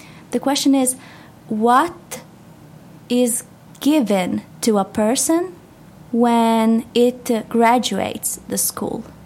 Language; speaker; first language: English; non-native, fluent; Latvian